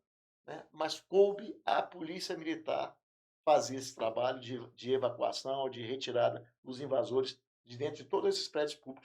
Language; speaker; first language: Portuguese; native; Portuguese